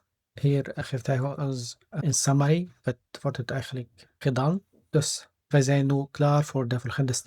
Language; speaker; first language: Dutch; non-native, fluent; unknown